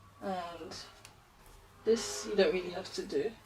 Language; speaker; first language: English; native; English